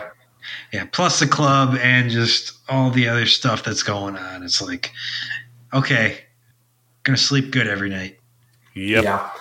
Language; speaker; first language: English; native; English